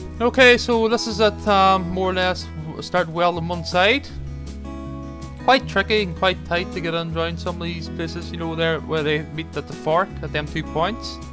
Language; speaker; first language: English; native; English